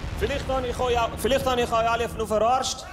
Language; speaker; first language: German; early bilingual, other home language; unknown